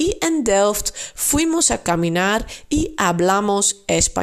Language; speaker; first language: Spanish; non-native, fluent; Dutch